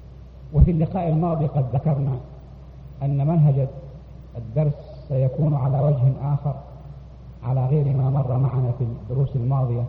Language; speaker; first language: Arabic; native; Arabic